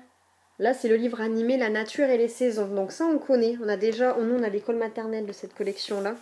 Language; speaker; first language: French; native; French